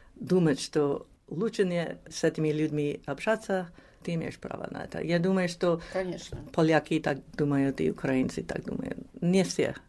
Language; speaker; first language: Russian; non-native, fluent; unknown